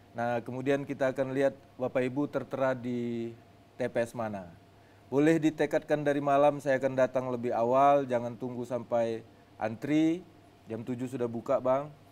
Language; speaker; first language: Indonesian; native; Indonesian